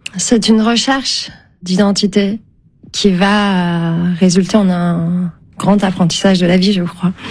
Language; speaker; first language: French; early bilingual, other home language; Turkish